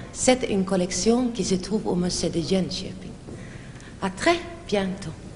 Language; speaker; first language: French; non-native, fluent; Swedish